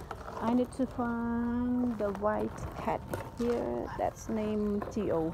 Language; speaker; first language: English; non-native, learner; Khmer